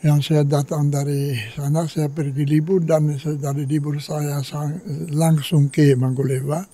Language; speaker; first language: Indonesian; non-native, fluent; Polish